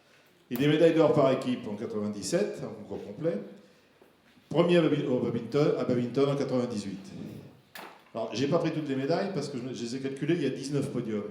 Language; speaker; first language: French; native; French